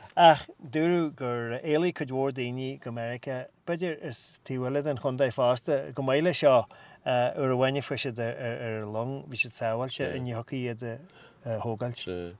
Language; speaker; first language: Irish; native; Irish